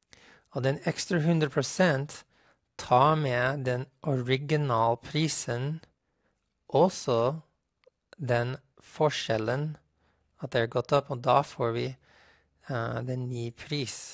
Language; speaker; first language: Norwegian; non-native, fluent; English